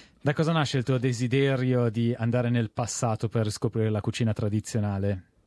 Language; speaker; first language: Italian; native; Italian